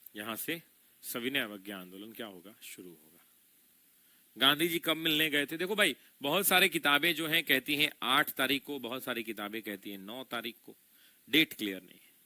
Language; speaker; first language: Hindi; native; Hindi